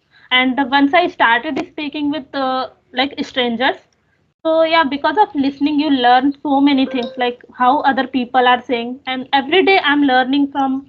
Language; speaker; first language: English; non-native, local second language; Hindi